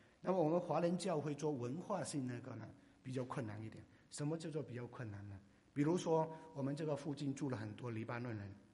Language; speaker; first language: Chinese; non-native, local second language; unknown